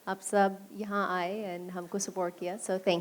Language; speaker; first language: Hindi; non-native, learner; English